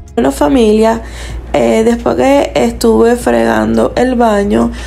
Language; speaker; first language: Spanish; native; Spanish